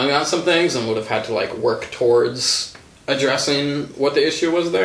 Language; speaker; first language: English; native; English